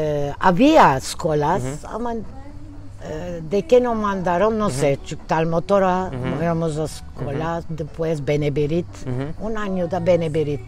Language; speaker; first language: Spanish; early bilingual, heritage; Turkish